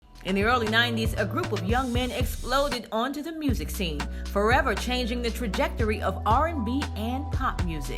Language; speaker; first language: English; native; English